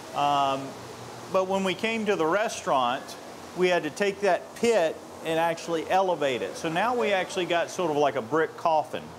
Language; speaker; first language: English; native; English